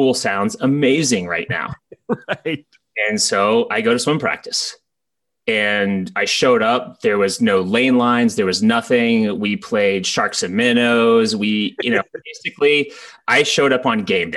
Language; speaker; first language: English; native; English